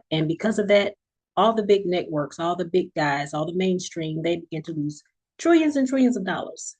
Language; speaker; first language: English; native; English